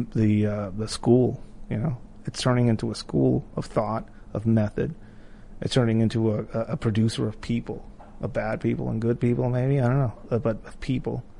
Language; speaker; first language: English; non-native, fluent; Spanish